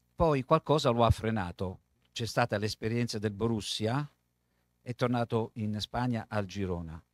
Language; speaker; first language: Italian; native; Italian